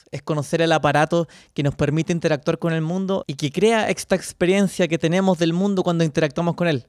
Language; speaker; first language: Spanish; native; Spanish